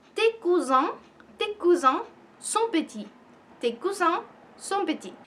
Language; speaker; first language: French; non-native, fluent; Spanish